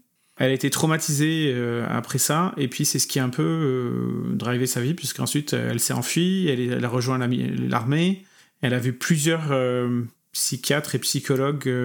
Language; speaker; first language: French; native; French